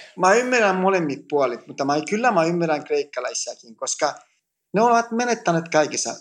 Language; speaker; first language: Finnish; non-native, fluent; Greek